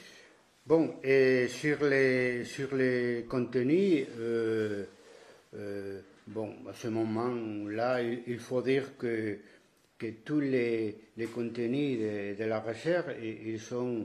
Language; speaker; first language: French; non-native, fluent; Spanish